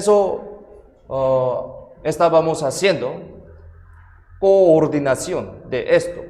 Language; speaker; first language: Spanish; non-native, fluent; Korean